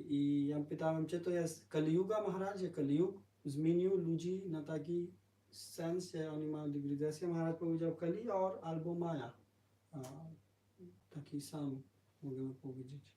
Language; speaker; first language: Polish; non-native, learner; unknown